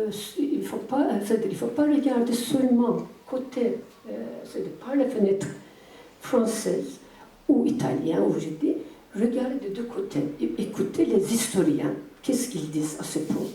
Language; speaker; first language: French; non-native, fluent; Turkish